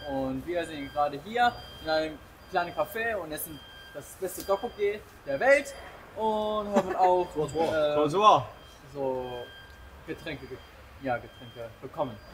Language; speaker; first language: German; early bilingual, heritage; German